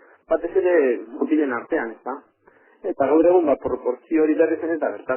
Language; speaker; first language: Basque; native; Basque